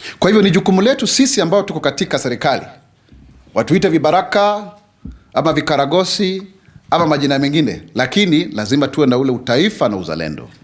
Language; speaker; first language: Swahili; non-native, local second language; Kikuyu